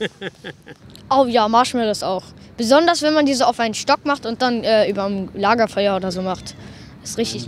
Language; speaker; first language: German; native; German